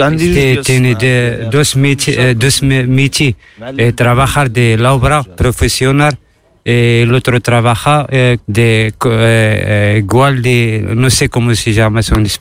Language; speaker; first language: Spanish; non-native, learner; Arabic